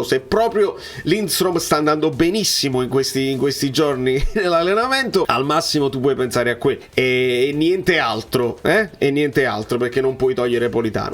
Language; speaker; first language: Italian; native; Italian